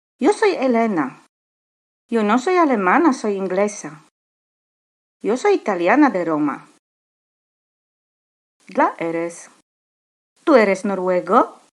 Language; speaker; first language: Spanish; non-native, fluent; Polish